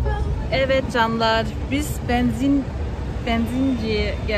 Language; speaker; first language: Turkish; non-native, learner; German